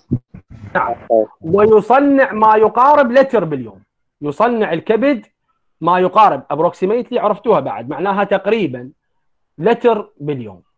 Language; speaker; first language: Arabic; native; Arabic